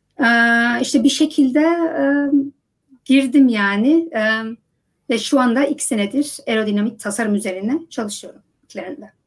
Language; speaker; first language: Turkish; early bilingual, heritage; Turkish